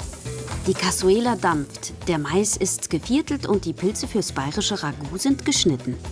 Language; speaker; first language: German; native; German